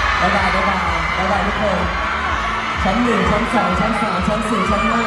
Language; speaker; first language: Thai; native; Thai